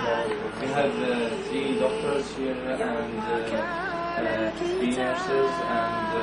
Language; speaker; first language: English; non-native, learner; Arabic